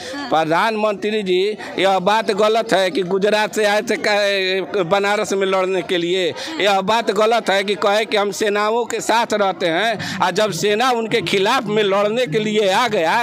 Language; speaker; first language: Hindi; native; Hindi